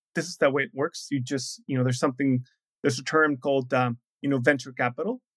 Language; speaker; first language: English; non-native, fluent; Spanish